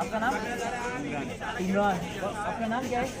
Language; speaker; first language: Hindi; non-native, learner; Tibetan